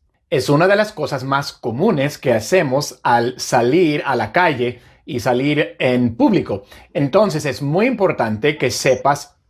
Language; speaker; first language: Spanish; non-native, fluent; English